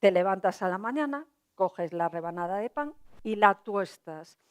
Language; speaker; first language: Spanish; non-native, local second language; Galician